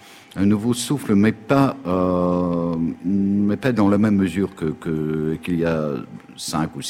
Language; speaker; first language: French; non-native, fluent; Russian